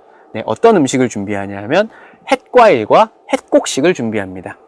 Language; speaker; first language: Korean; native; Korean